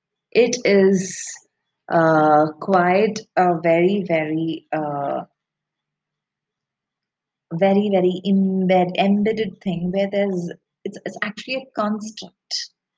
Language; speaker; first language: English; non-native, local second language; Malayalam